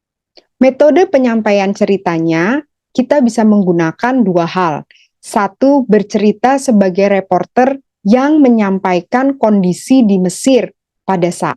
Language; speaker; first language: Indonesian; native; Indonesian